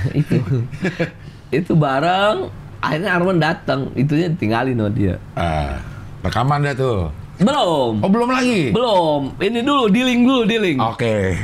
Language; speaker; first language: Indonesian; native; Indonesian